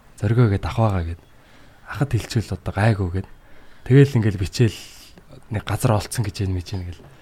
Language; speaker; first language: Mongolian; native; Mongolian